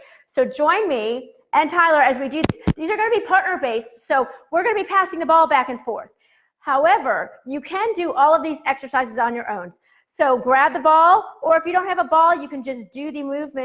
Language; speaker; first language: English; native; English